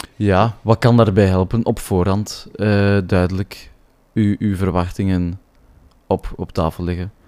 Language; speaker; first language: Dutch; native; Dutch